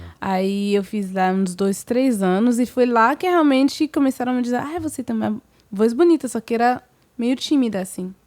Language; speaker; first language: Portuguese; non-native, fluent; French